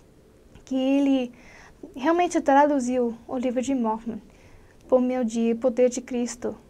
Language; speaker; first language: Portuguese; non-native, fluent; English